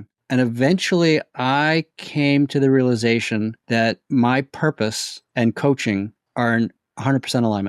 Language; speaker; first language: English; native; English